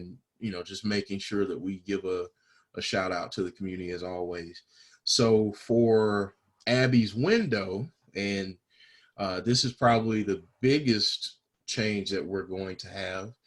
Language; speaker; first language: English; native; English